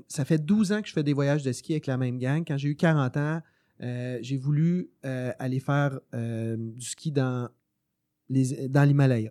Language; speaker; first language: French; native; French